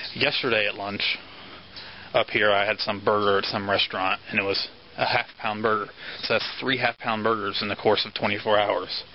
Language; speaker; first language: English; native; English